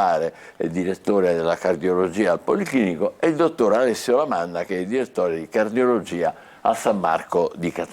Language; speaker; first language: Italian; native; Italian